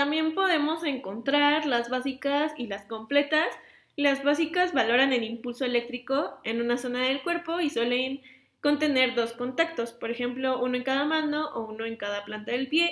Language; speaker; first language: Spanish; native; Spanish